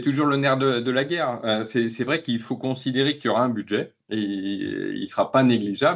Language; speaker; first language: French; native; French